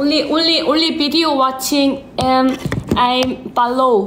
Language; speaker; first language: English; non-native, learner; Korean